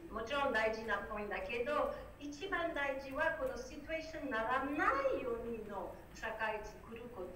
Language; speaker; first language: Japanese; non-native, learner; French